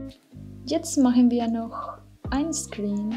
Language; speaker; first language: German; non-native, fluent; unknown